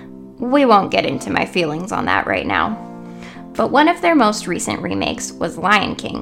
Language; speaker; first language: English; native; English